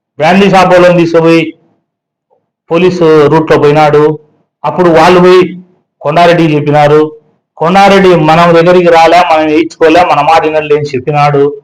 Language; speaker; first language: Telugu; native; Telugu